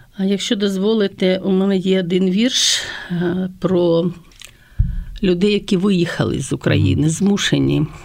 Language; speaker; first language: Ukrainian; non-native, local second language; Russian